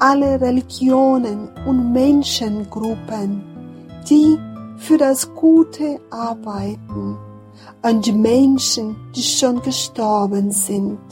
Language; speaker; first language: German; non-native, fluent; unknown